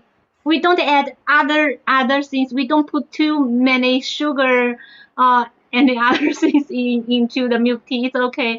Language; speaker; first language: English; non-native, fluent; Chinese